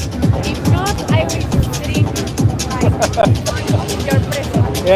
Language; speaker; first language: English; non-native, fluent; Spanish